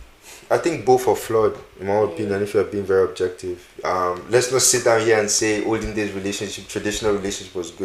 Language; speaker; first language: English; non-native, local second language; Hausa